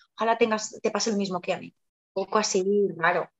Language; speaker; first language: Spanish; native; Spanish